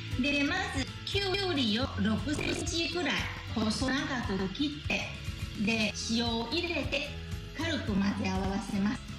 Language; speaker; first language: Japanese; non-native, fluent; Chinese